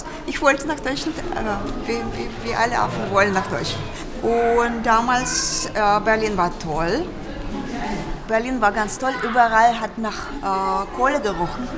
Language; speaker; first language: German; non-native, fluent; Russian